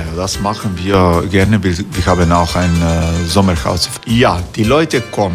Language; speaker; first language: German; non-native, learner; Croatian